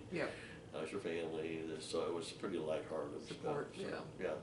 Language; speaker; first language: English; native; English